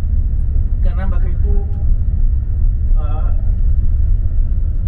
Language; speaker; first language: Indonesian; native; Indonesian